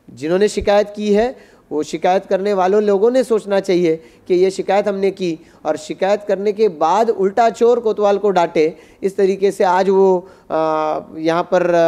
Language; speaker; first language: Hindi; non-native, local second language; Marathi